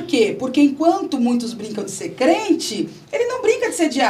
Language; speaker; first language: Portuguese; native; Portuguese